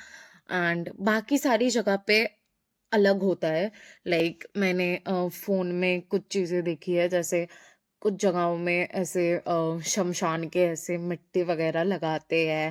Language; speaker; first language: Hindi; non-native, local second language; Bangla